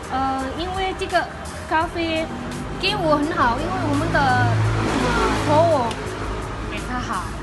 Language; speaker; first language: Chinese; non-native, learner; Indonesian